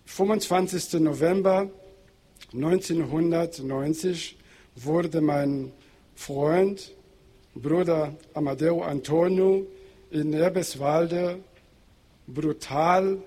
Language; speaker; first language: German; non-native, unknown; Portuguese